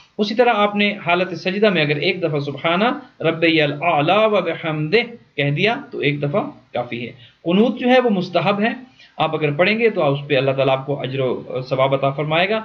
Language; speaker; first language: Urdu; native; Urdu